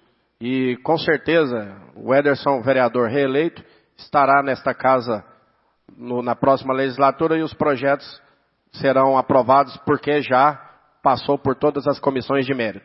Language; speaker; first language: Portuguese; native; Portuguese